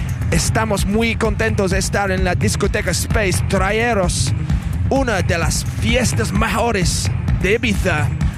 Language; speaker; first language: Spanish; non-native, learner; English